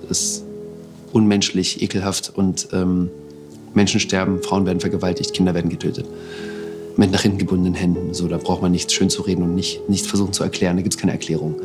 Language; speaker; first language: German; early bilingual, other home language; Russian